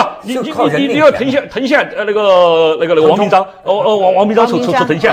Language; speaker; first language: Chinese; native; Chinese